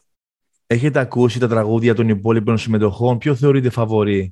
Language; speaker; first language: Greek; native; Greek